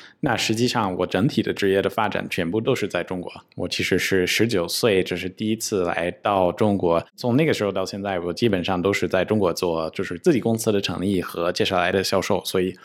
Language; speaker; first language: Chinese; non-native, fluent; English